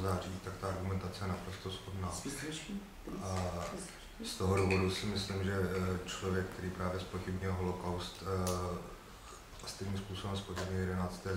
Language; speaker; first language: Czech; native; Czech